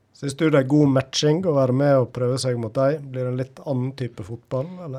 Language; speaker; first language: Norwegian; native; Norwegian